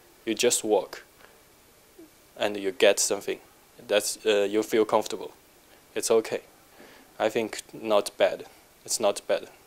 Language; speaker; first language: English; non-native, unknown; Chinese